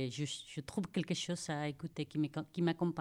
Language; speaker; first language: French; non-native, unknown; Spanish